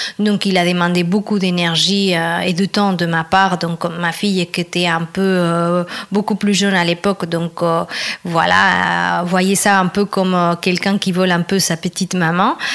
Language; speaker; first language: French; non-native, fluent; Spanish